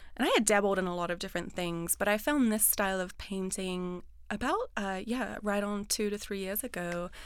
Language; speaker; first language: English; native; English